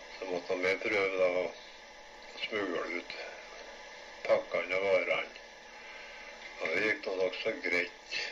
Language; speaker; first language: Norwegian; native; Norwegian